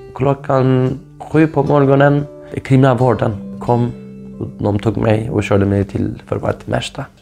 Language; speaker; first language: Swedish; non-native, fluent; Kurdish